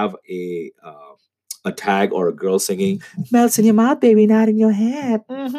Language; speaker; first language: English; non-native, local second language; Urdu